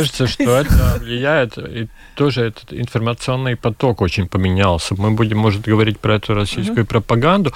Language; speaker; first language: Russian; non-native, local second language; Latvian